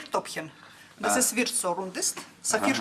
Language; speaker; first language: German; non-native, learner; Russian